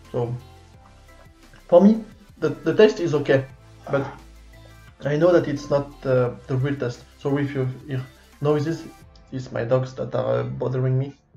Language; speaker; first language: English; non-native, fluent; French